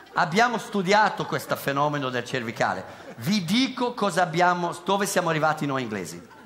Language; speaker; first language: Italian; non-native, fluent; English